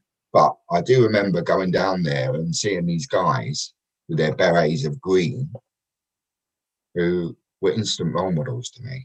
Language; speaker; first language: English; native; English